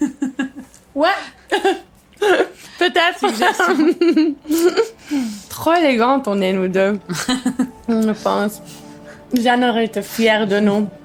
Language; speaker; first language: French; early bilingual, heritage; Hebrew